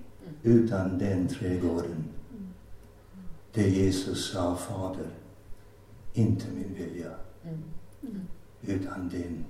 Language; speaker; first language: Swedish; non-native, fluent; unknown